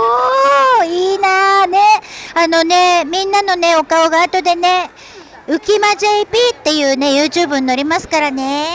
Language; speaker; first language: Japanese; native; Japanese